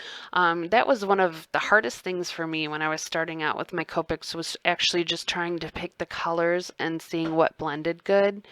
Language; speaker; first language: English; native; English